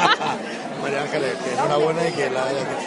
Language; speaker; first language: Spanish; native; Spanish